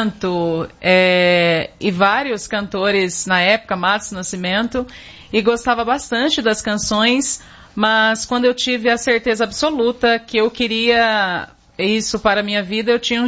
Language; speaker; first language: Portuguese; native; Portuguese